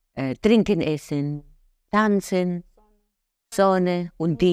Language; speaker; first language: German; non-native, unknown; Spanish